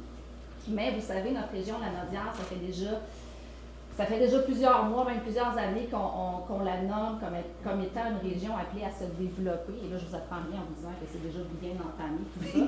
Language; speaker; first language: French; native; French